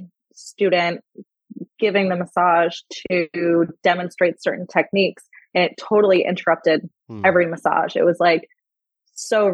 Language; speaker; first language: English; native; English